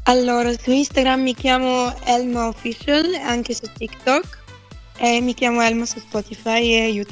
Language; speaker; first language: Italian; non-native, fluent; Bulgarian